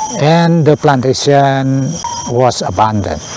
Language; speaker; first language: English; non-native, learner; Indonesian